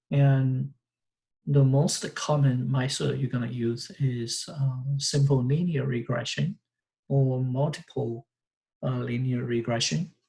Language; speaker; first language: English; non-native, fluent; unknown